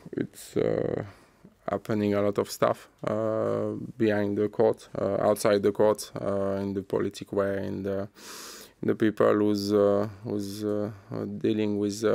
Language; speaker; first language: English; non-native, fluent; French